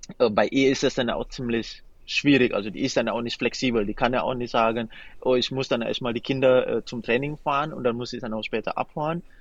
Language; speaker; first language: German; non-native, fluent; Indonesian